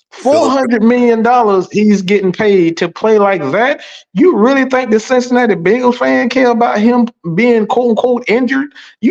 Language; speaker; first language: English; native; English